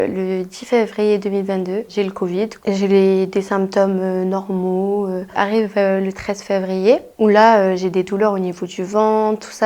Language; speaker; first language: French; native; French